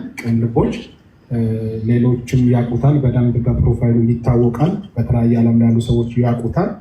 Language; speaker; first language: Amharic; native; Amharic